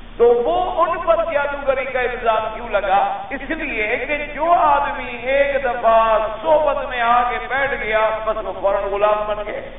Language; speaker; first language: Urdu; native; Urdu